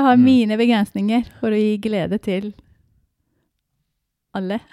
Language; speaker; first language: Norwegian; non-native, fluent; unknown